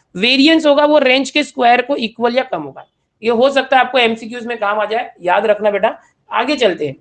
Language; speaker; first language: Hindi; non-native, local second language; Marathi